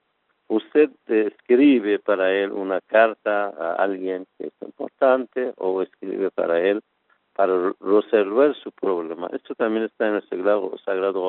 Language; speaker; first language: Spanish; non-native, fluent; Persian